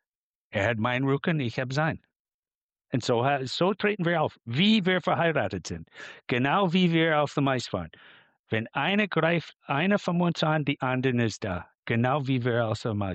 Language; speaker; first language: German; non-native, fluent; English